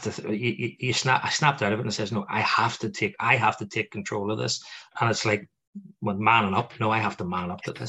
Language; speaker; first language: English; native; English